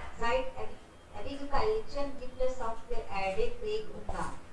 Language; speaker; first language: German; non-native, learner; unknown